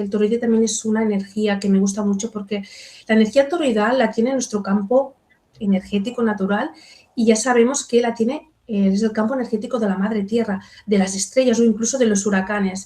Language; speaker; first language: Spanish; native; Spanish